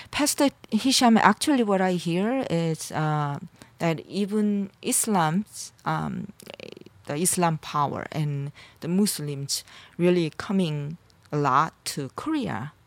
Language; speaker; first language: English; non-native, fluent; Korean